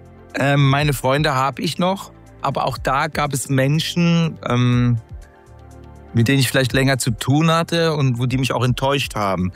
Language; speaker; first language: German; native; German